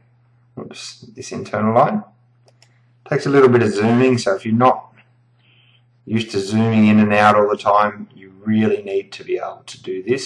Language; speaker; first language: English; native; English